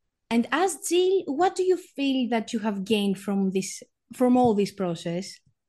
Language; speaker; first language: English; non-native, fluent; Greek